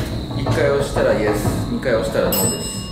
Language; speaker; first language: Japanese; non-native, learner; Filipino